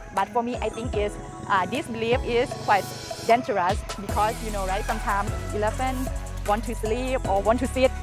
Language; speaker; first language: English; non-native, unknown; Thai